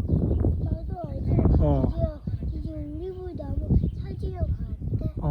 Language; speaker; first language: Korean; early bilingual, heritage; Korean